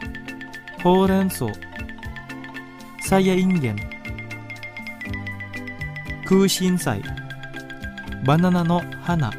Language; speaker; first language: Japanese; non-native, fluent; Indonesian